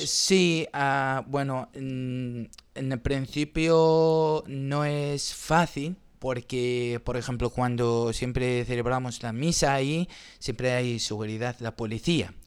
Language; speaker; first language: Spanish; non-native, learner; Arabic